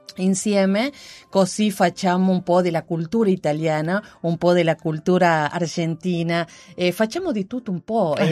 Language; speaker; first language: Italian; non-native, learner; Spanish